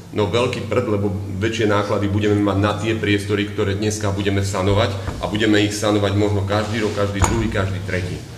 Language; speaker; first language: Slovak; native; Slovak